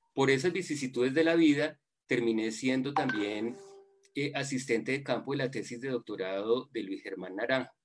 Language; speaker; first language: Spanish; native; Spanish